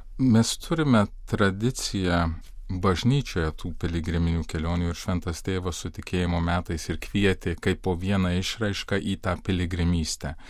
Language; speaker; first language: Lithuanian; early bilingual, heritage; Lithuanian